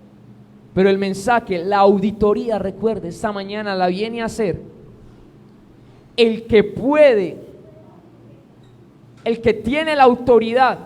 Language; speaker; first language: Spanish; native; Spanish